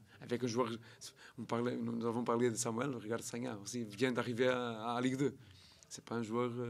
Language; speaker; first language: French; non-native, learner; Portuguese